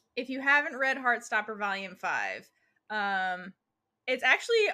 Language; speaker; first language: English; native; English